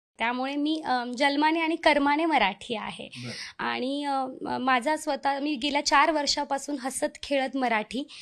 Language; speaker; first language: Marathi; non-native, local second language; Hindi